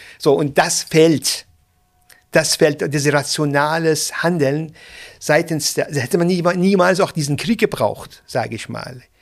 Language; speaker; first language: German; non-native, fluent; Persian